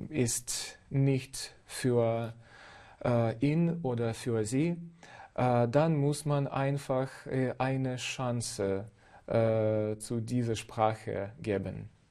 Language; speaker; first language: German; non-native, fluent; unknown